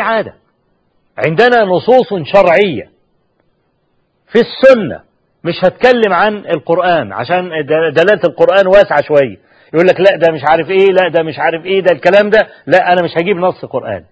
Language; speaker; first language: Arabic; native; Arabic